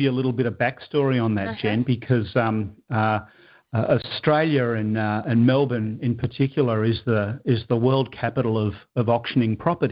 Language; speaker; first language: English; native; English